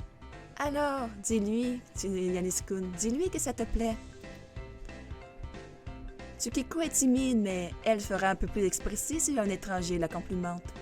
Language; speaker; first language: French; native; French